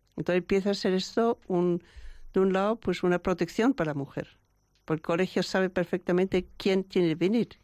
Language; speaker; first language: Spanish; non-native, fluent; German